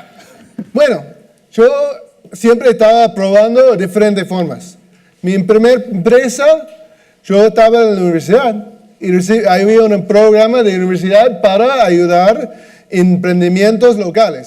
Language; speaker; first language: Spanish; non-native, fluent; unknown